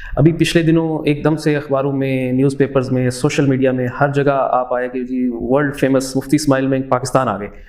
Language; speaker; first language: Urdu; native; Urdu